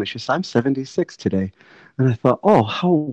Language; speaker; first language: English; native; English